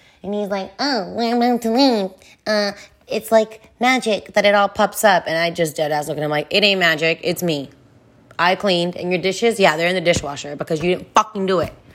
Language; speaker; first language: English; early bilingual, other home language; Spanish